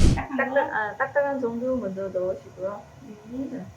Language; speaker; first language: Korean; early bilingual, heritage; Korean